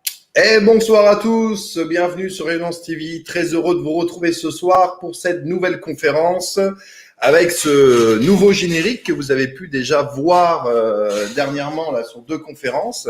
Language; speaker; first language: French; native; French